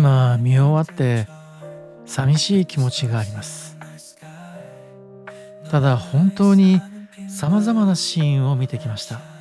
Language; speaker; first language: Japanese; native; Japanese